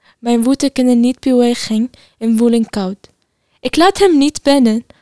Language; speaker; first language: Dutch; non-native, learner; Arabic